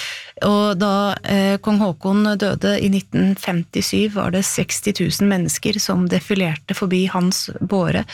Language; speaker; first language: Norwegian; native; Norwegian